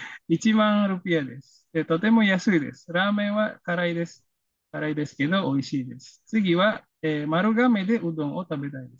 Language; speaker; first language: Japanese; non-native, fluent; Indonesian